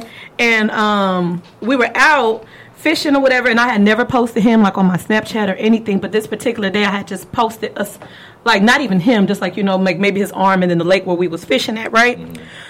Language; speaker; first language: English; native; English